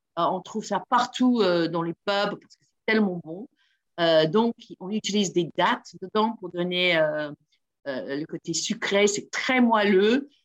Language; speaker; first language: French; non-native, fluent; English